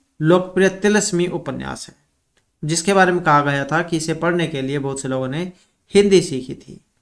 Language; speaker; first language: Hindi; native; Hindi